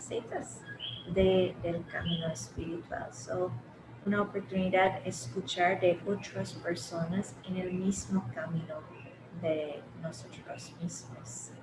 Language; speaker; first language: Spanish; early bilingual, heritage; English